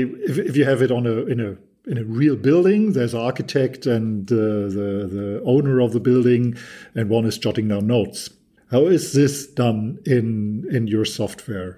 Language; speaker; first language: English; non-native, fluent; German